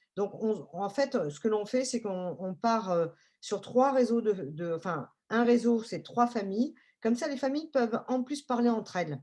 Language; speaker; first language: French; native; French